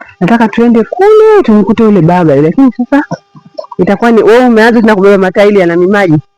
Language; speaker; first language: Swahili; native; Swahili